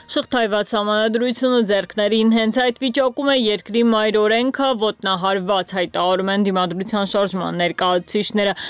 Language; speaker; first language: Armenian; native; Armenian